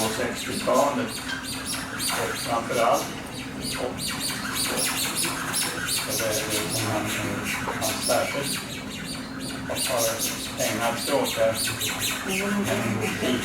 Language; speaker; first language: Swedish; native; Swedish